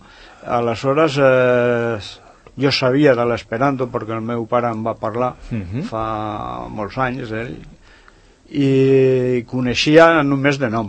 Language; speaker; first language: Catalan; non-native, local second language; Spanish